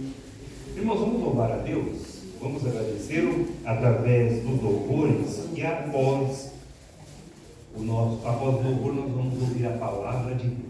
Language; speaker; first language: Portuguese; native; Portuguese